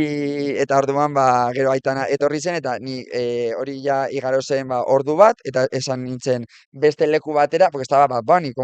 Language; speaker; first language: Basque; non-native, local second language; Spanish